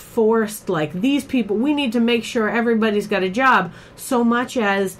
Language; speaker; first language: English; native; English